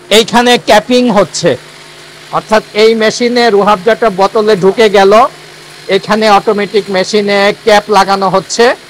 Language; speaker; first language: Bangla; native; Bangla